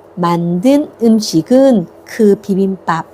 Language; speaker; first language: Korean; non-native, fluent; Thai